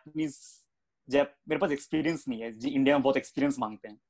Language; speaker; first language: Hindi; native; Hindi